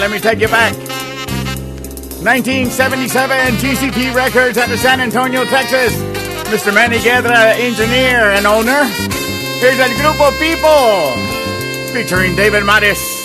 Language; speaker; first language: English; early bilingual, other home language; Spanish